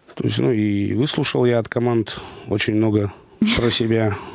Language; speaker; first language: Russian; native; Russian